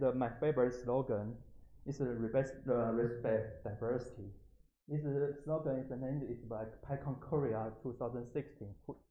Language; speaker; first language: English; non-native, learner; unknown